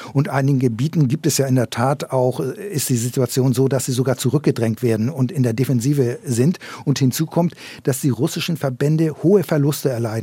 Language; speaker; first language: German; native; German